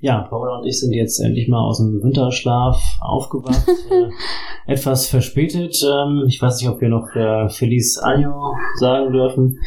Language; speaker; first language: German; native; German